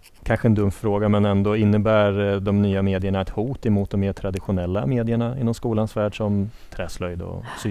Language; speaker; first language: Swedish; native; Swedish